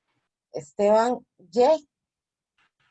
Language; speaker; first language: Spanish; native; Spanish